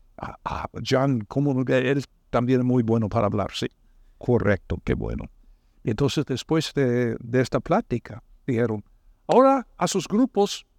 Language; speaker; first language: Spanish; non-native, fluent; English